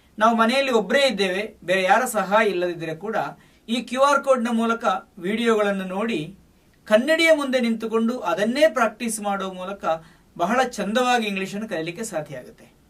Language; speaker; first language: Kannada; native; Kannada